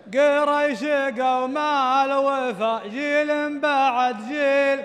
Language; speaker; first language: Arabic; native; Arabic